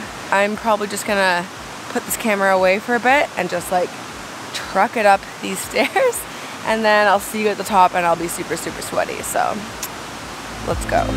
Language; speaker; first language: English; native; English